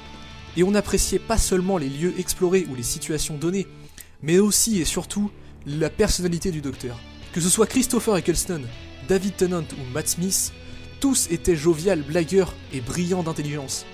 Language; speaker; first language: French; native; French